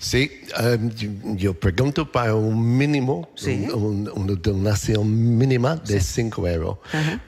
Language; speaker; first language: Spanish; non-native, learner; English